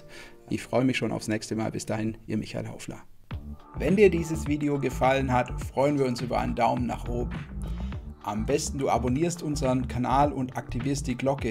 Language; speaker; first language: German; native; German